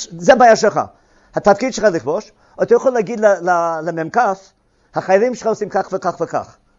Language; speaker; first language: Hebrew; non-native, fluent; English